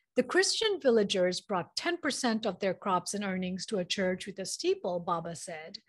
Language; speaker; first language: English; non-native, local second language; Manipuri